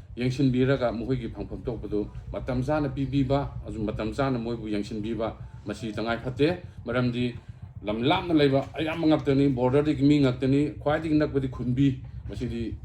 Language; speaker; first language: Manipuri; non-native, local second language; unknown